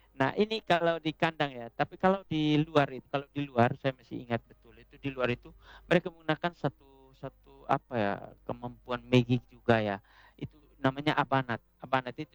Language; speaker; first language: Indonesian; non-native, local second language; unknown